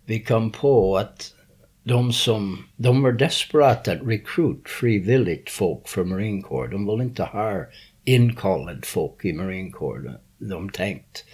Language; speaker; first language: Swedish; early bilingual, other home language; English